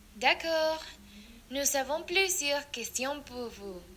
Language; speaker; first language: French; non-native, learner; Spanish